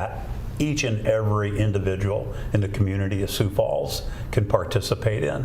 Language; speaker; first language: English; native; English